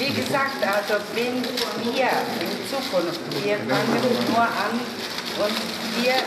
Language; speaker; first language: German; non-native, learner; Mongolian